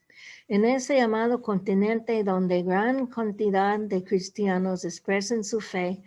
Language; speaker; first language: Spanish; non-native, fluent; English